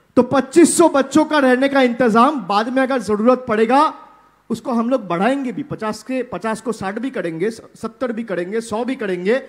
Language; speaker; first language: Hindi; non-native, local second language; Bangla